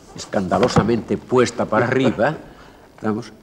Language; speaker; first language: Spanish; native; Spanish